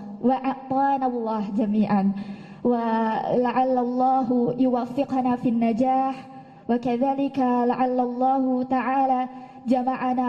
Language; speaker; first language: Arabic; non-native, fluent; Indonesian